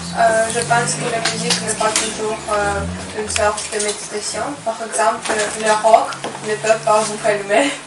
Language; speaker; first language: French; non-native, learner; Ukrainian